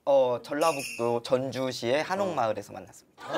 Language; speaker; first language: Korean; native; Korean